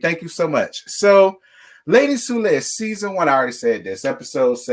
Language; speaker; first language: English; native; English